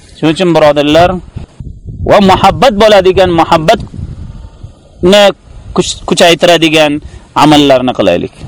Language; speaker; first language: Uzbek; native; Uzbek